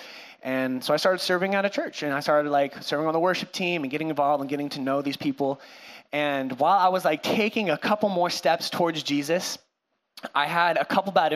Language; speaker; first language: English; native; English